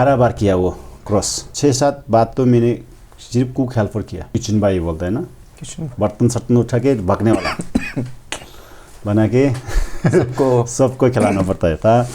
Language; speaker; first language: Hindi; non-native, fluent; Sherpa